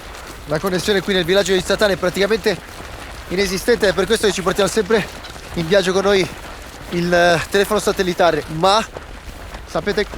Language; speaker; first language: Italian; native; Italian